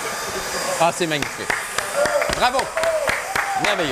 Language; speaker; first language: French; native; French